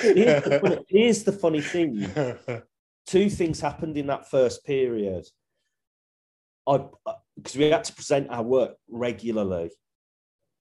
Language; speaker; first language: English; native; English